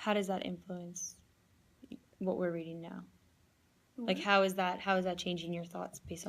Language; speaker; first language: English; native; English